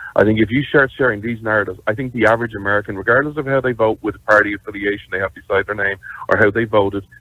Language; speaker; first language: English; native; English